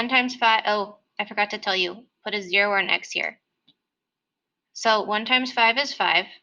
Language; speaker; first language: English; native; English